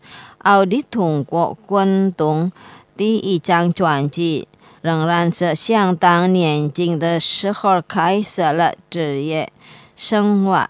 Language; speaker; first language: Chinese; non-native, fluent; Indonesian